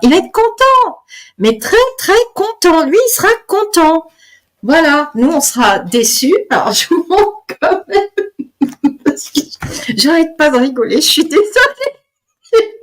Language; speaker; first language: French; native; French